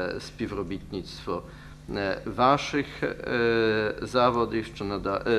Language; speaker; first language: Ukrainian; non-native, learner; Polish